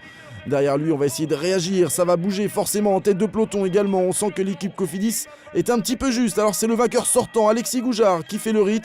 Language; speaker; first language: French; native; French